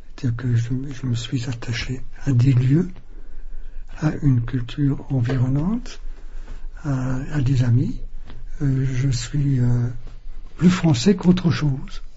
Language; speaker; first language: French; non-native, fluent; German